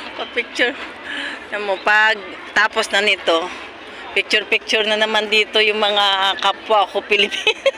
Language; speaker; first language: Filipino; non-native, local second language; Cebuano